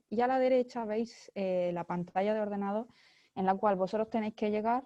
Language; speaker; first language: Spanish; native; Spanish